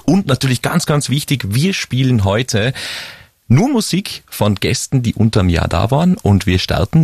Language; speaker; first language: German; native; German